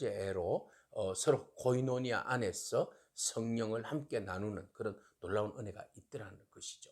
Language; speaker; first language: Korean; native; Korean